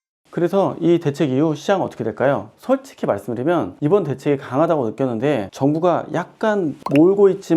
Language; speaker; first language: Korean; native; Korean